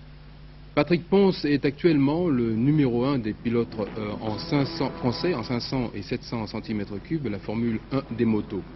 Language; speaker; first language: French; native; French